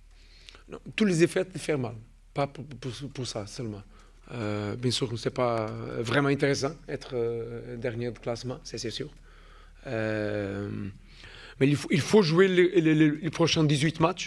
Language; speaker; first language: French; non-native, fluent; Portuguese